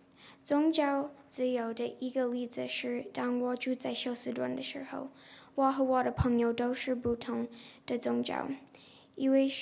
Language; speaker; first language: Chinese; non-native, learner; English